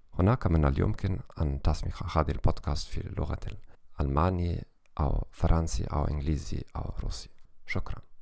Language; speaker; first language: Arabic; non-native, learner; German